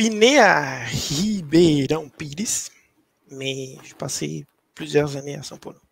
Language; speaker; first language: French; non-native, fluent; Portuguese